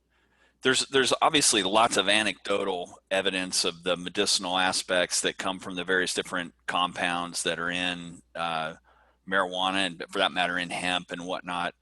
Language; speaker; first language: English; native; English